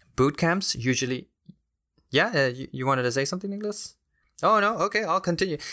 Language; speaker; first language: English; non-native, fluent; Spanish